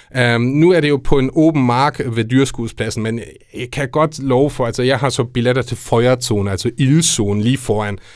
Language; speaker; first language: Danish; non-native, fluent; German